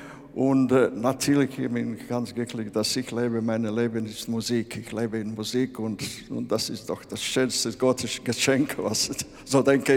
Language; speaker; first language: German; non-native, fluent; Latvian